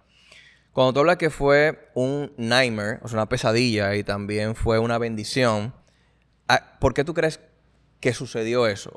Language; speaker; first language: Spanish; native; Spanish